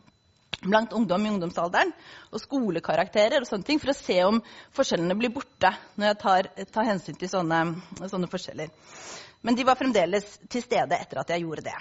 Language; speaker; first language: Norwegian; native; Norwegian